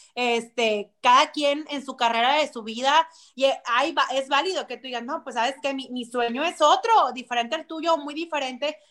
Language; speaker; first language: Spanish; native; Spanish